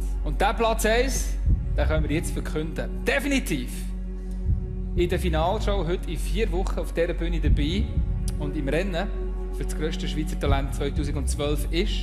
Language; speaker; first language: German; native; German